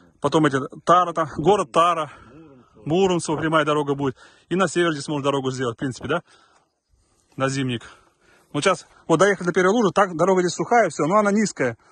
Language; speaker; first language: Russian; native; Russian